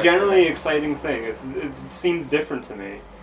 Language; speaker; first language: English; native; English